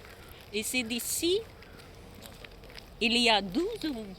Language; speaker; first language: French; non-native, learner; Russian